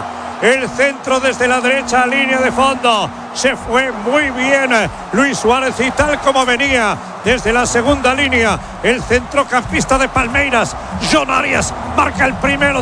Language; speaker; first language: Spanish; native; Spanish